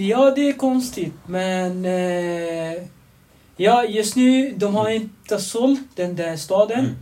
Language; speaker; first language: Swedish; non-native, fluent; Arabic